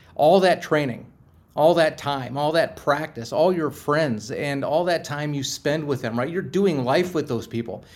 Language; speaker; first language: English; native; English